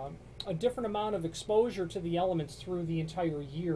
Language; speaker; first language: English; native; English